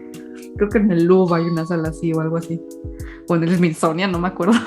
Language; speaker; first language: Spanish; native; Spanish